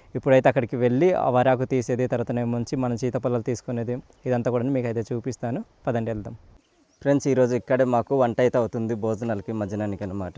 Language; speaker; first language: Telugu; non-native, local second language; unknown